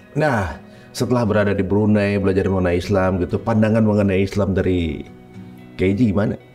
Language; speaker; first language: Indonesian; native; Indonesian